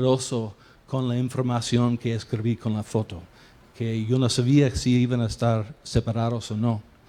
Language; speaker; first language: Spanish; non-native, fluent; English